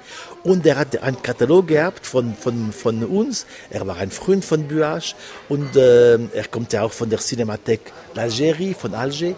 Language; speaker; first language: German; non-native, local second language; French